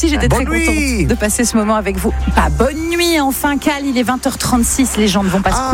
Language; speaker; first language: French; native; French